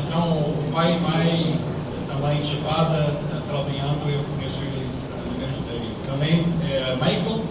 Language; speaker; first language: Portuguese; non-native, fluent; English